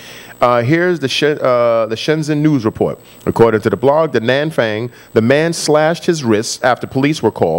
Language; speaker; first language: English; native; English